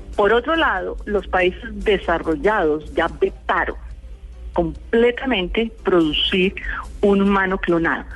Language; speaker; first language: Spanish; native; Spanish